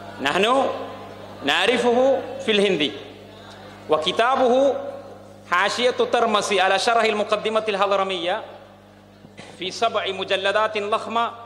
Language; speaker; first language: Arabic; non-native, fluent; Malayalam